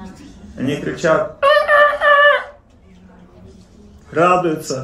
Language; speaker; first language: Russian; native; Russian